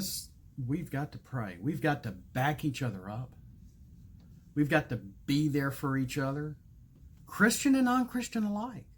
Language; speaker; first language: English; native; English